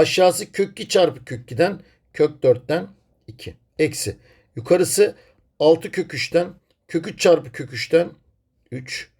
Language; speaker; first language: Turkish; native; Turkish